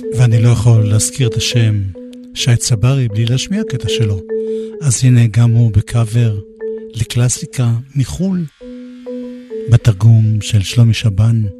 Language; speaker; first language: Hebrew; native; Hebrew